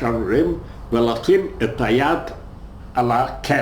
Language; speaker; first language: Hebrew; non-native, fluent; Yiddish